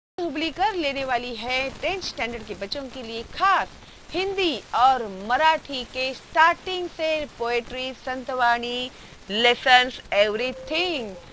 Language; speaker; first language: Hindi; non-native, local second language; Marathi